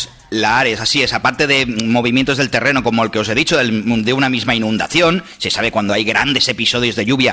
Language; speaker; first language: Spanish; native; Spanish